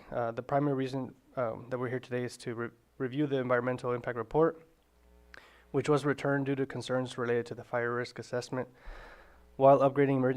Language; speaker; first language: English; native; English